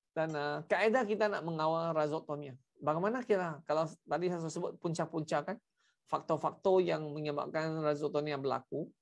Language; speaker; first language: Malay; non-native, local second language; Chinese